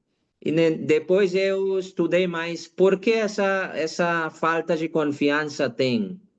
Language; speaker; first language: Portuguese; non-native, learner; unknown